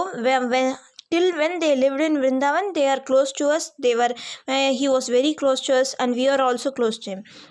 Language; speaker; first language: English; non-native, local second language; Hindi